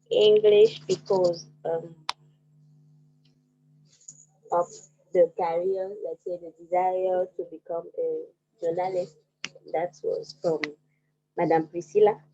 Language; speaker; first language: English; non-native, fluent; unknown